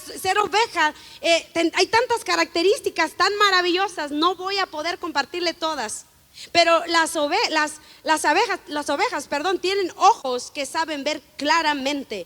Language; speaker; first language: Spanish; native; Spanish